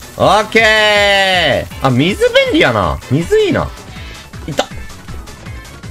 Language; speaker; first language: Japanese; native; Japanese